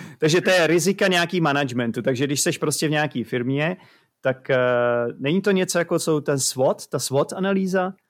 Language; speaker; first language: Czech; native; Czech